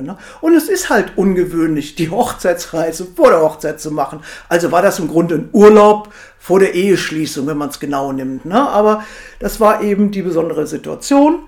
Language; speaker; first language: German; native; German